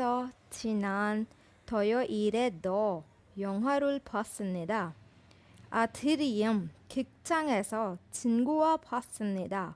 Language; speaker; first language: Korean; non-native, fluent; Urdu